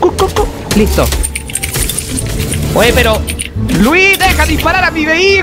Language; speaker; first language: Spanish; native; Spanish